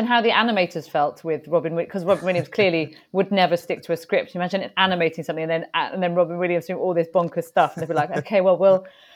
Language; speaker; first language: English; native; English